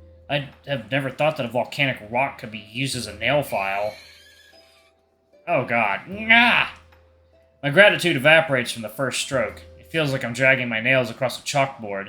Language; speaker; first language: English; native; English